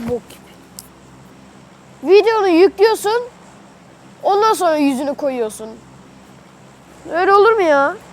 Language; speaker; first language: Turkish; native; Turkish